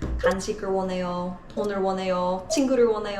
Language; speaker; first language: Korean; non-native, fluent; English